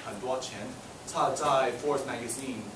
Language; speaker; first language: Chinese; non-native, learner; English